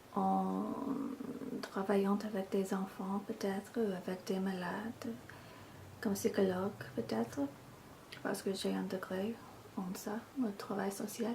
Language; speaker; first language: French; non-native, fluent; English